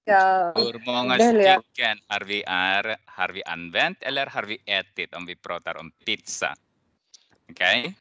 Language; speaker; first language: Swedish; non-native, fluent; Arabic